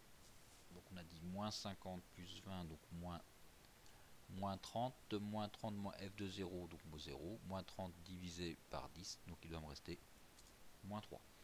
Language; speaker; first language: French; native; French